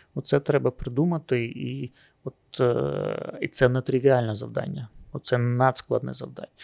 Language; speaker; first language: Ukrainian; native; Ukrainian